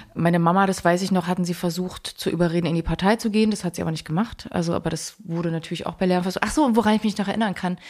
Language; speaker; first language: German; native; German